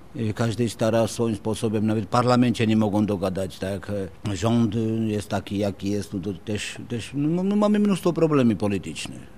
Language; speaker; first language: Polish; non-native, fluent; Georgian